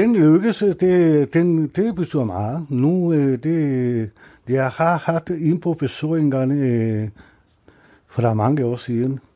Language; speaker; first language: Danish; non-native, learner; Spanish